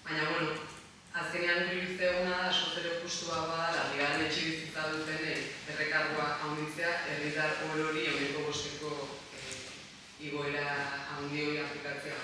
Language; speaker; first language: Basque; native; Basque